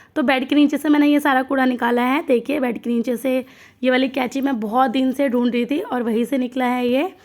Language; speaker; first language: Hindi; non-native, local second language; Bangla